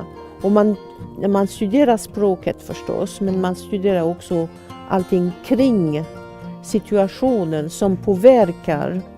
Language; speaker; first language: Swedish; non-native, fluent; French